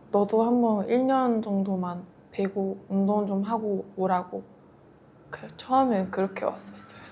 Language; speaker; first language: Korean; non-native, fluent; Mongolian